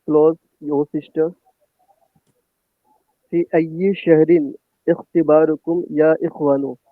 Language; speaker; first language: Arabic; non-native, learner; Urdu